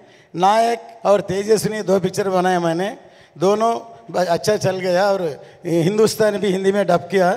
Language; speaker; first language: Hindi; non-native, local second language; Tamil